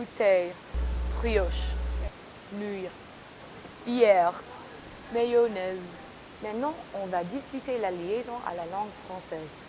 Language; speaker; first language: French; non-native, learner; English